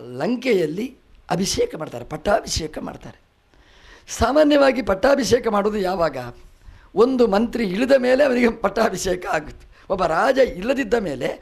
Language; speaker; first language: Kannada; non-native, local second language; Tulu